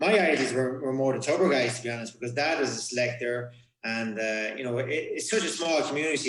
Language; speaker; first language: English; native; English